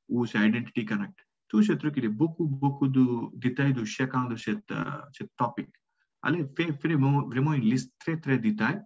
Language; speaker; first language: French; non-native, learner; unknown